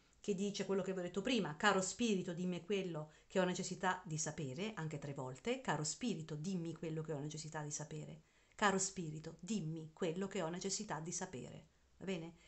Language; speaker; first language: Italian; native; Italian